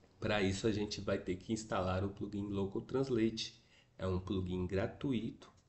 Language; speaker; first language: Portuguese; native; Portuguese